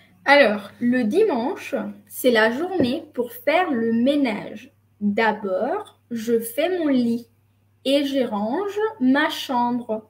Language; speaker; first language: French; non-native, fluent; Spanish